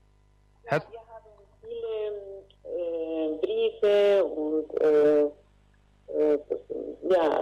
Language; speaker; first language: German; non-native, learner; Spanish